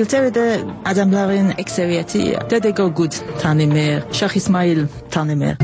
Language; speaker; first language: Azerbaijani; non-native, learner; English